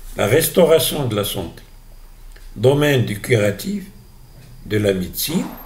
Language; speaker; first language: French; non-native, local second language; Arabic